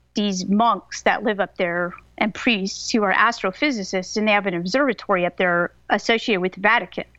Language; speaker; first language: English; native; English